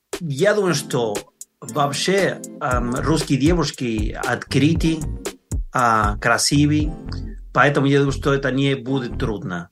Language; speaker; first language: Russian; non-native, learner; Spanish